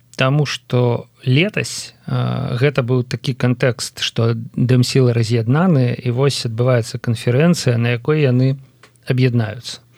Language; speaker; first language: Belarusian; non-native, local second language; Russian